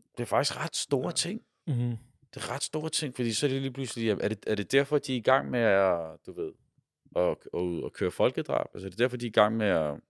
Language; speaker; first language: Danish; early bilingual, other home language; Arabic